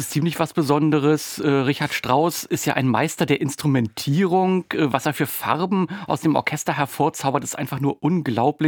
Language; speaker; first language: German; native; German